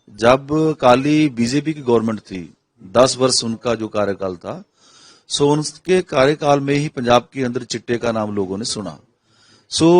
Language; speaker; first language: Hindi; non-native, local second language; Punjabi